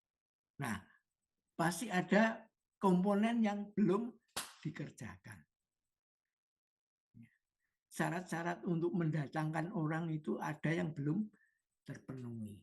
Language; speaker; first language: Indonesian; native; Indonesian